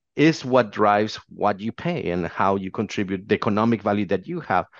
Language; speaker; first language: English; non-native, fluent; Spanish